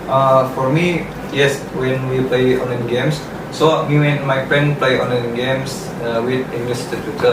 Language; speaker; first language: English; non-native, learner; Indonesian